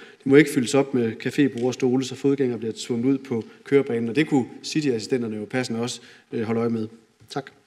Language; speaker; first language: Danish; native; Danish